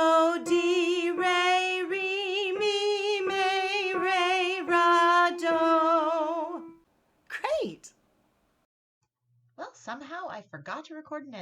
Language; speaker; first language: English; native; English